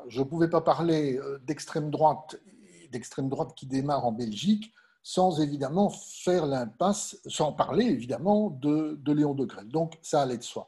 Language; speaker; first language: French; native; French